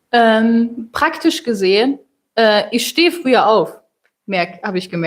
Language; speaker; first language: German; non-native, fluent; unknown